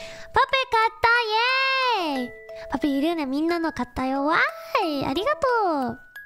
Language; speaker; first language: Japanese; non-native, fluent; English